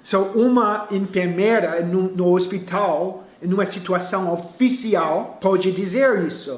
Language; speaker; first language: Portuguese; non-native, fluent; English